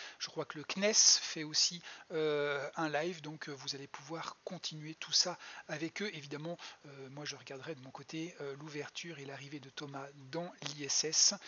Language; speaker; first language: French; native; French